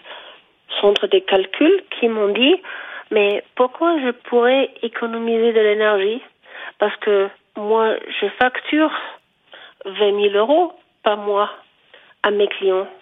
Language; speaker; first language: French; non-native, fluent; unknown